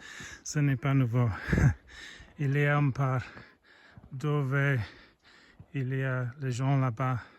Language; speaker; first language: French; non-native, learner; English